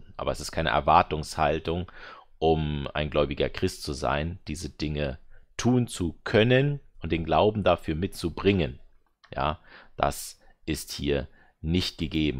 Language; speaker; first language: German; native; German